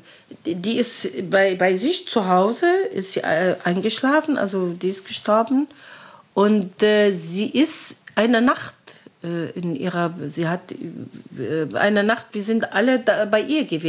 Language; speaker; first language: German; non-native, learner; Arabic